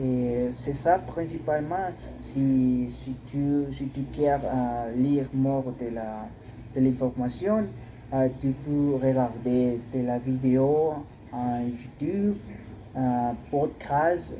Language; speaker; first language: French; non-native, learner; Spanish